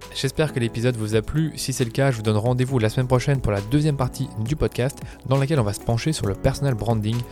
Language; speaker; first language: French; native; French